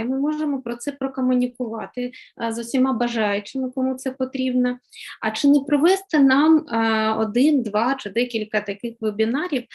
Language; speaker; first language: Ukrainian; native; Ukrainian